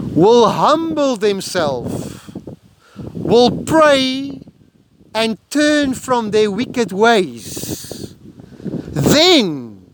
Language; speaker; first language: English; non-native, local second language; Afrikaans